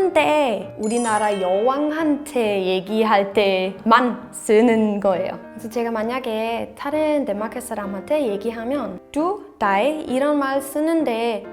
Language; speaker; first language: Korean; non-native, fluent; Danish